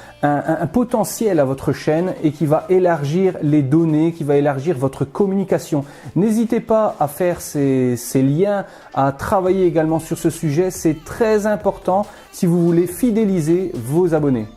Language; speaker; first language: French; native; French